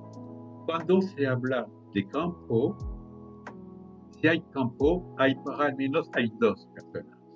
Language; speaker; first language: Spanish; non-native, fluent; French